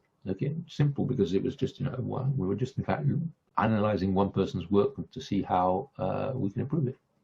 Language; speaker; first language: English; non-native, fluent; French